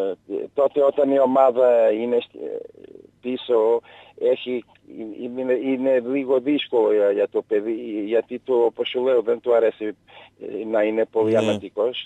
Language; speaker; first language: Greek; non-native, learner; Portuguese